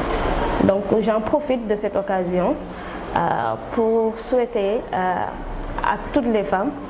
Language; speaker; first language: French; non-native, local second language; Wolof